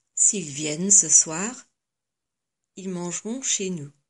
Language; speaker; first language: French; non-native, fluent; English